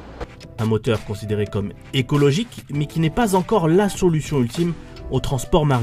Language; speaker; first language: French; native; French